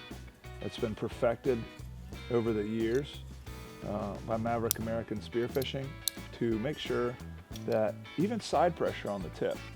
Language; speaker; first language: English; native; English